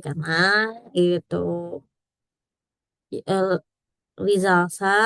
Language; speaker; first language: Japanese; non-native, fluent; Indonesian